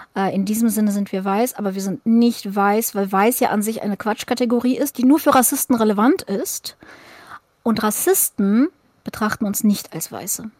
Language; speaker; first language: German; early bilingual, other home language; Russian